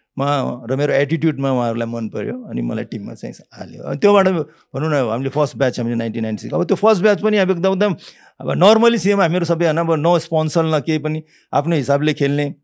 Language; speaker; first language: Nepali; early bilingual, heritage; Nepali